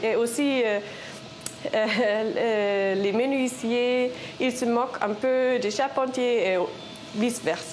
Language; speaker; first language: French; non-native, fluent; German